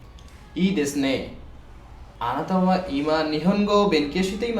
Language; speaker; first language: Japanese; non-native, fluent; Bangla